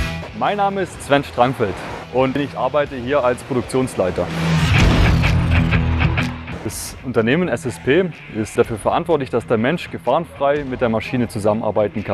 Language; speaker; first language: German; native; German